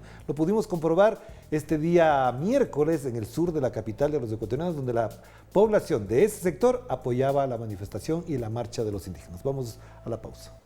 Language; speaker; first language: Spanish; native; Spanish